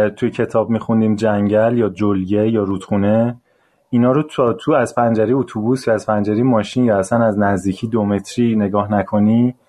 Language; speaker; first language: Persian; native; Persian